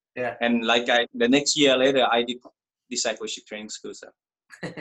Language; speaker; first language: English; non-native, learner; Thai